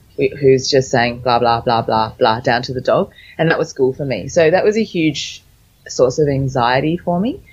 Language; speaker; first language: English; early bilingual, other home language; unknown